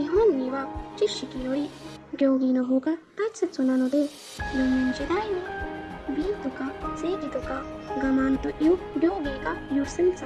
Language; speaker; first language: Japanese; non-native, learner; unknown